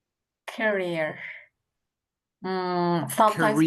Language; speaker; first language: English; non-native, learner; Turkish